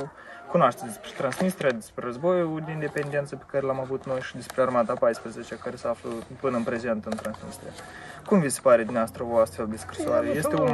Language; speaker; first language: Romanian; native; Romanian